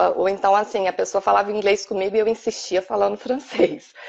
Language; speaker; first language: Portuguese; native; Portuguese